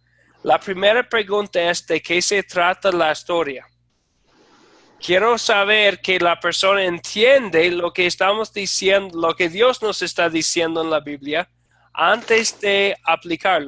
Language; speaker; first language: Spanish; non-native, fluent; English